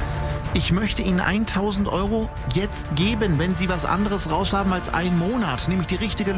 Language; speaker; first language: German; native; German